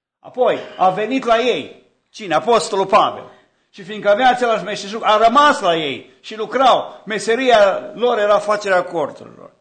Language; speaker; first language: Romanian; native; Romanian